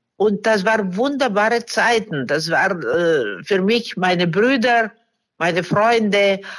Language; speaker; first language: German; non-native, fluent; Romanian